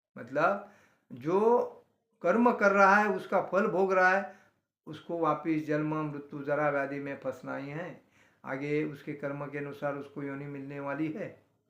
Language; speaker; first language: Hindi; non-native, local second language; Marathi